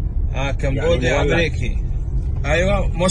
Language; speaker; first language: Arabic; native; Arabic